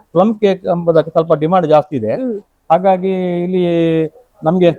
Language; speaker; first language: Kannada; non-native, local second language; Konkani